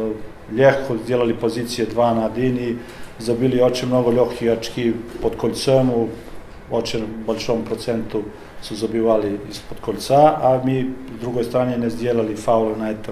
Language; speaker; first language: Russian; non-native, learner; Serbian